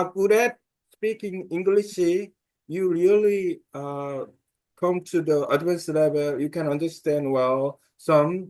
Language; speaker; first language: English; non-native, learner; Korean